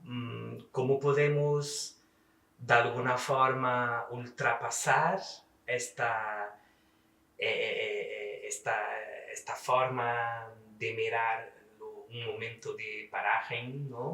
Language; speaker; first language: Spanish; non-native, fluent; Portuguese